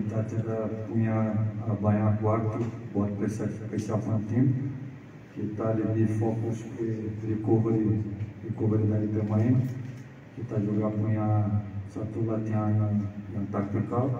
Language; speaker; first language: Indonesian; non-native, fluent; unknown